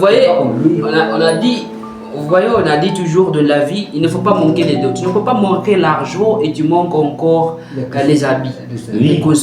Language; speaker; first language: French; non-native, learner; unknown